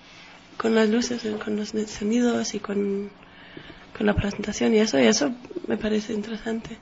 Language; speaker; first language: Spanish; non-native, fluent; Danish